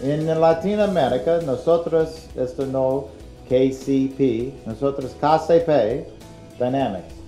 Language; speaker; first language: Spanish; non-native, learner; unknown